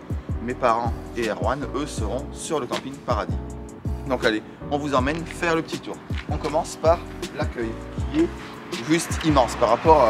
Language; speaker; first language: French; native; French